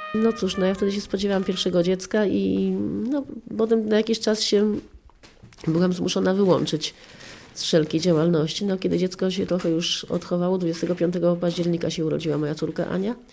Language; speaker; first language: Polish; native; Polish